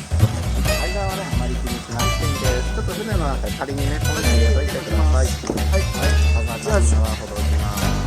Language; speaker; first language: Japanese; native; Japanese